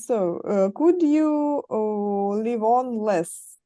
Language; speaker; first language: English; non-native, learner; Russian